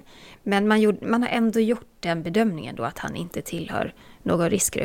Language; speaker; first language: Swedish; native; Swedish